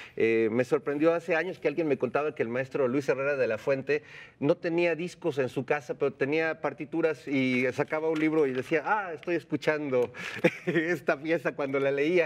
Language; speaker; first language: Spanish; native; Spanish